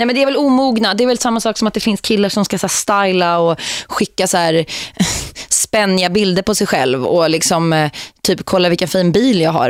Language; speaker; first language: Swedish; native; Swedish